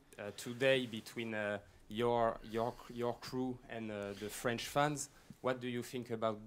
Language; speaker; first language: English; non-native, fluent; French